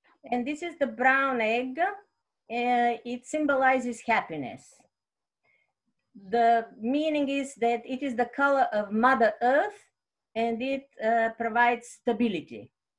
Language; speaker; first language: English; non-native, fluent; Bulgarian